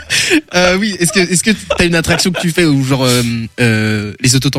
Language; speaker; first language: French; native; French